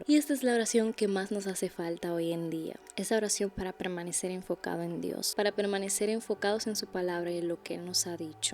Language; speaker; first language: Spanish; native; Spanish